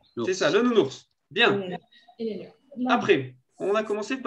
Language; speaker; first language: French; native; French